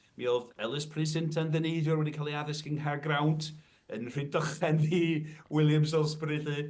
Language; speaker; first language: Welsh; native; Welsh